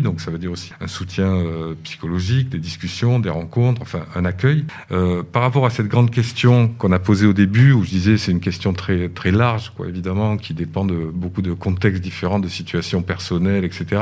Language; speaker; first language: French; native; French